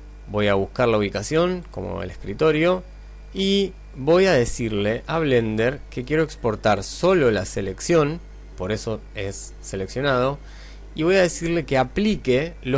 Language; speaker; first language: Spanish; native; Spanish